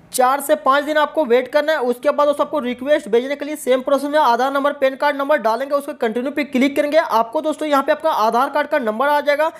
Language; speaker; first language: Hindi; native; Hindi